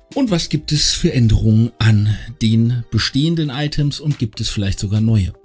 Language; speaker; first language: German; native; German